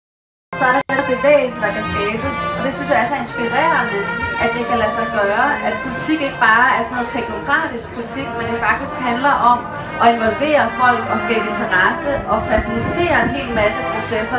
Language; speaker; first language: Danish; native; Danish